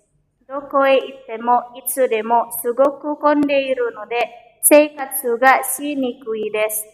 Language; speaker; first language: Japanese; non-native, learner; Indonesian